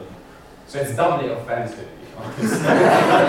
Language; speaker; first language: English; non-native, fluent; Arabic